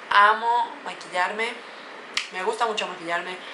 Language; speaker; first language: Spanish; native; Spanish